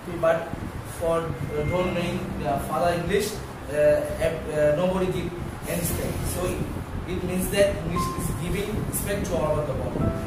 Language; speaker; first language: English; non-native, learner; Bangla